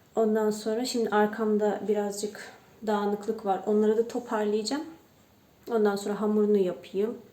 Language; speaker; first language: Turkish; non-native, fluent; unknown